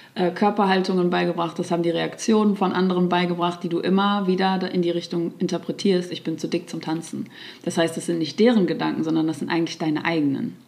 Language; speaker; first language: German; native; German